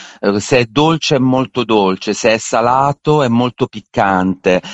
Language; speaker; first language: Italian; native; Italian